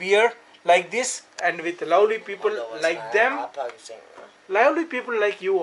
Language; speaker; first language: English; non-native, local second language; Telugu